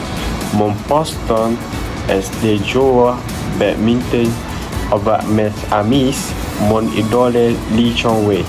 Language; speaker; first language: French; non-native, learner; Malay